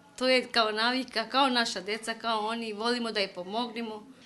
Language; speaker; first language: Serbian; non-native, fluent; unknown